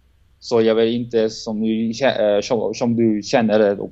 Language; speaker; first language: Swedish; non-native, learner; German